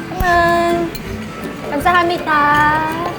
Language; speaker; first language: Korean; non-native, learner; Vietnamese